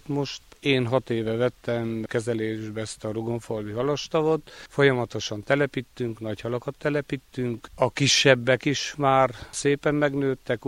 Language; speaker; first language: Hungarian; native; Hungarian